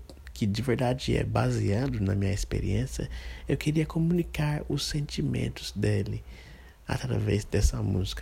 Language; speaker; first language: Portuguese; non-native, fluent; English